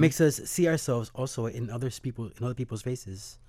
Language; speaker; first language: English; early bilingual, other home language; Spanish